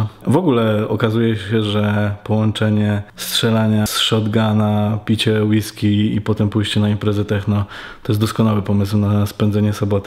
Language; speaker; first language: Polish; native; Polish